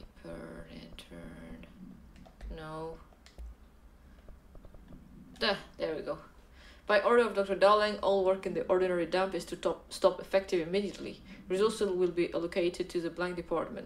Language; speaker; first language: English; non-native, fluent; French